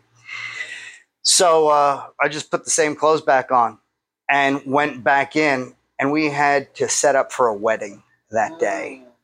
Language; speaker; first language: English; native; English